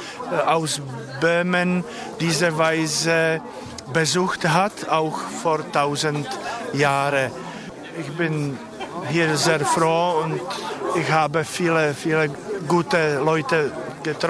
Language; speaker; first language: German; non-native, fluent; Czech